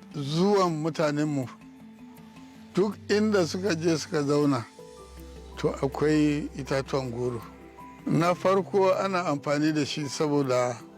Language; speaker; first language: Hausa; non-native, local second language; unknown